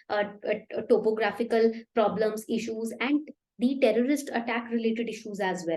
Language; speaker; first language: Hindi; native; Hindi